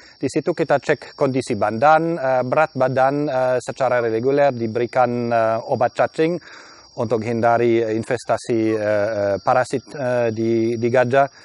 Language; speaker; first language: Indonesian; non-native, fluent; German